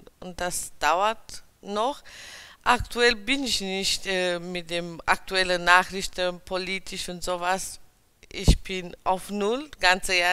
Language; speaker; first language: German; early bilingual, other home language; Romany